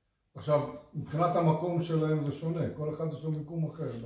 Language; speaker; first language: Hebrew; non-native, fluent; French